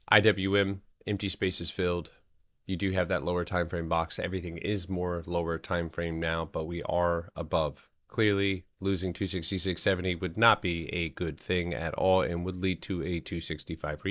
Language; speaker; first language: English; native; English